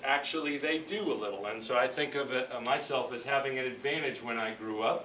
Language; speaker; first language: English; native; English